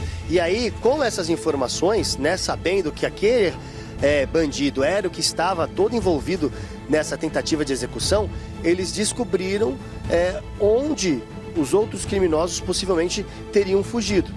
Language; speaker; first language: Portuguese; native; Portuguese